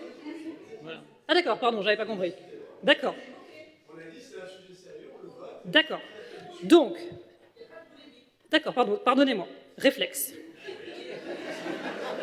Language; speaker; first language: French; native; French